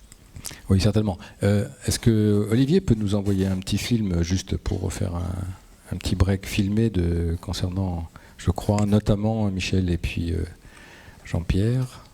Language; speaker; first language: French; native; French